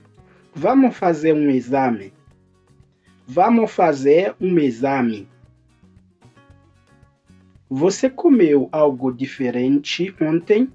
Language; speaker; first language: Portuguese; non-native, fluent; Haitian Creole